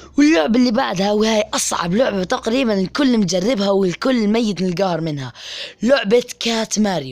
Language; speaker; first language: Arabic; native; Arabic